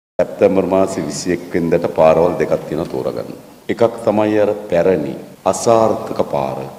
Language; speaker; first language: Sinhala; native; Sinhala